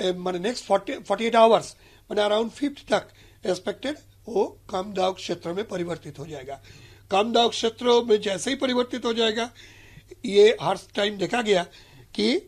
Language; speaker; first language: Hindi; non-native, local second language; Marathi